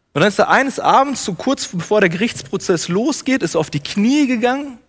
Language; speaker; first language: German; native; German